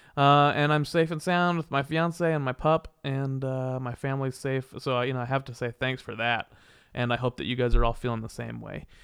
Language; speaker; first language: English; native; English